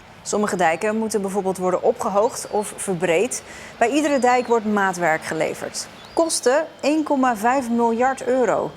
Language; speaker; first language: Dutch; native; Dutch